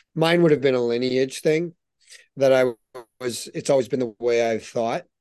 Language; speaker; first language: English; native; English